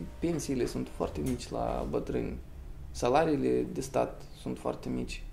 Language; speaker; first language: Romanian; native; Romanian